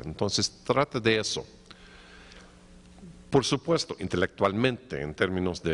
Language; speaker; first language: Spanish; non-native, fluent; English